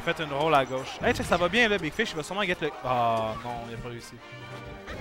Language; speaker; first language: French; native; French